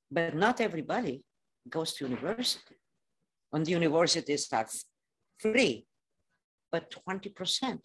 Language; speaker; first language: English; non-native, fluent; Romanian